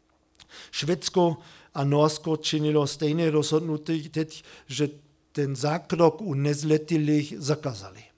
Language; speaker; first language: Czech; non-native, fluent; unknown